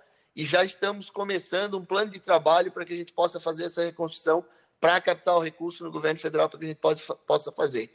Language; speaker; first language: Portuguese; native; Portuguese